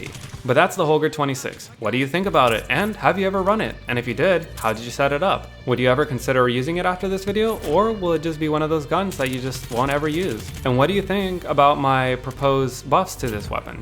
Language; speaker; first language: English; native; English